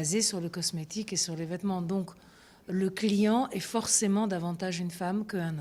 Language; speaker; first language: French; early bilingual, other home language; Italian